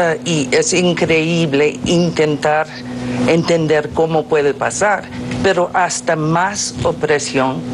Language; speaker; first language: Spanish; non-native, fluent; English